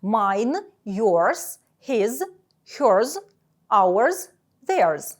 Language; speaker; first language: English; non-native, fluent; Ukrainian